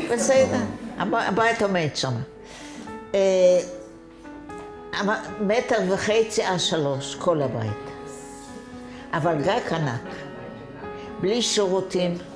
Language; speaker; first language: Hebrew; non-native, fluent; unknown